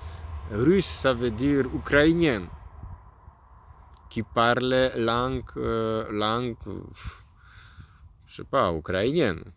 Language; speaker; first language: French; non-native, learner; Polish